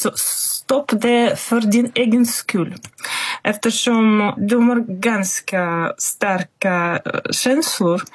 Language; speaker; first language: Swedish; non-native, fluent; Russian